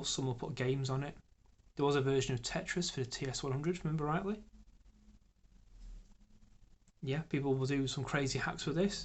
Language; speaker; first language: English; native; English